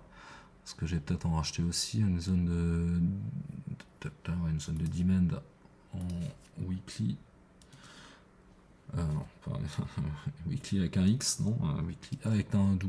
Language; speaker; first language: French; native; French